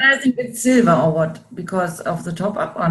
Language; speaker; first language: English; non-native, learner; German